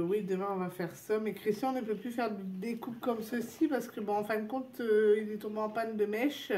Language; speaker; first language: French; native; French